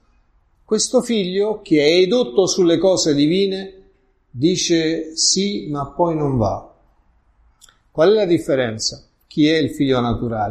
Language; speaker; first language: Italian; native; Italian